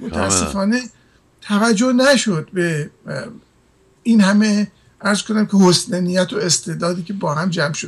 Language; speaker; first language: Persian; native; Persian